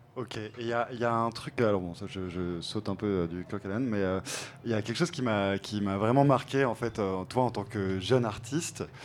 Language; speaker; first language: French; native; French